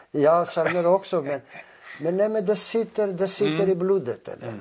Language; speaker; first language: Swedish; non-native, fluent; Greek